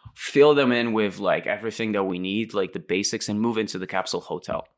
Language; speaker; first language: English; non-native, fluent; Latvian